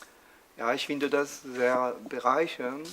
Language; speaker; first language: German; non-native, learner; French